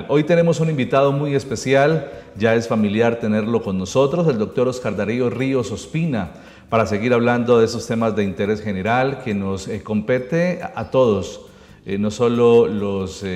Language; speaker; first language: Spanish; native; Spanish